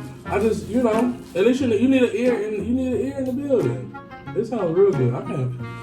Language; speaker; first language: English; native; English